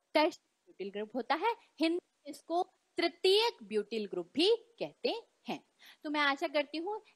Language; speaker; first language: Hindi; native; Hindi